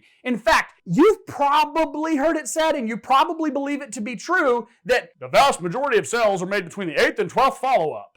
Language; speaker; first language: English; native; English